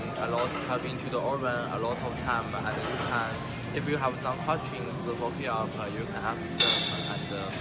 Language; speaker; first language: English; non-native, learner; Chinese